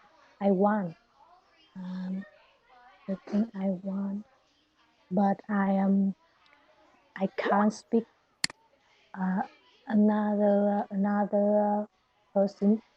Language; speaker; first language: English; non-native, learner; Vietnamese